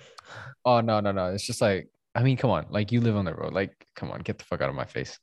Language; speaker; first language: English; non-native, fluent; Indonesian